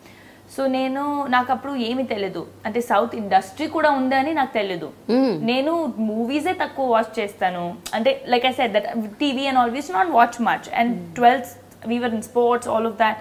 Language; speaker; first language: Telugu; non-native, local second language; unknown